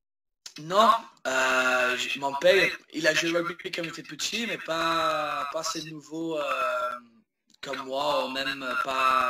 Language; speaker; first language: French; early bilingual, heritage; English